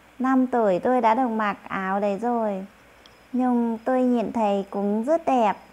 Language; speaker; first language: Vietnamese; non-native, local second language; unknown